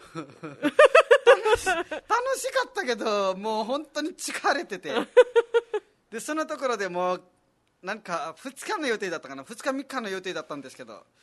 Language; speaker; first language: Japanese; non-native, fluent; Nepali